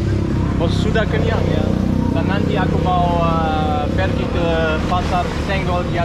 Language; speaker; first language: Indonesian; non-native, learner; German